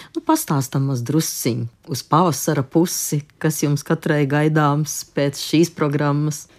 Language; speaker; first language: Latvian; native; Latvian